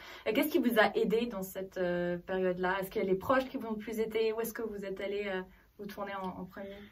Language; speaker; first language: French; native; French